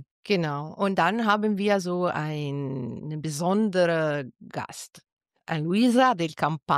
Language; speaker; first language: German; non-native, fluent; Italian